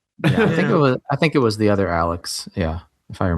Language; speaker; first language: English; native; English